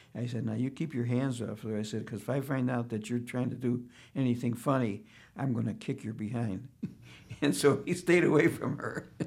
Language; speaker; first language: English; early bilingual, other home language; Yiddish